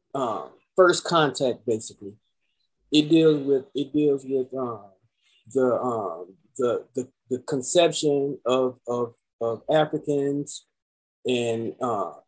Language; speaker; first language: English; native; English